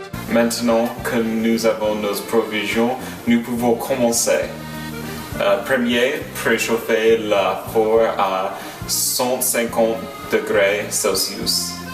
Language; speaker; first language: French; non-native, learner; English